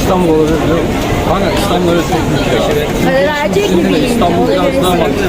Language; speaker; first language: Turkish; native; Turkish